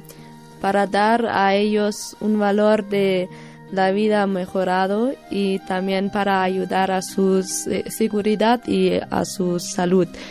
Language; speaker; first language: Spanish; non-native, learner; German